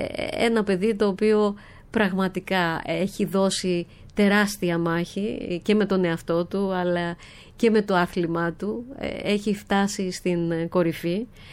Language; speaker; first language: Greek; native; Greek